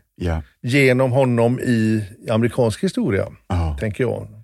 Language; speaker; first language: Swedish; native; Swedish